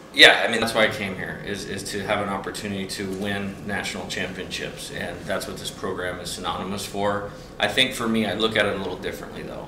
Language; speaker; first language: English; native; English